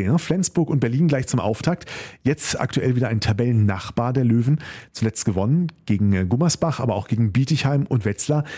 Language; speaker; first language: German; native; German